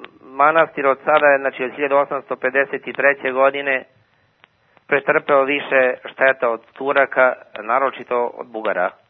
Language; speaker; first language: Serbian; native; Serbian